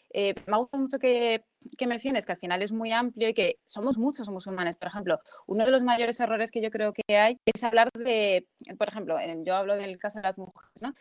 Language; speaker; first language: Spanish; early bilingual, other home language; Arabic